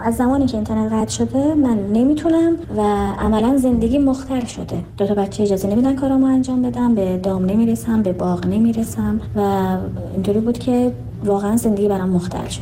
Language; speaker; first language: Persian; non-native, local second language; Kurdish